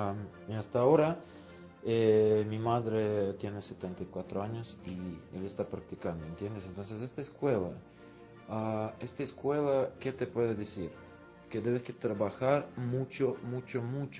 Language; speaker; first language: Spanish; non-native, fluent; Russian